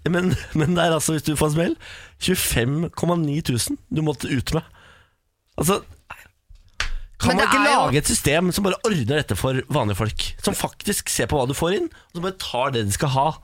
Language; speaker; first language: Norwegian; native; Norwegian